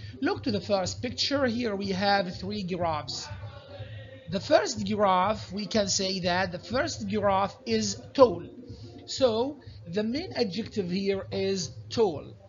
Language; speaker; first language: English; non-native, fluent; Arabic